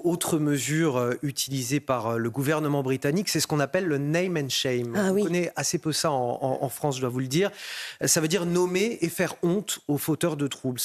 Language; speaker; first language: French; native; French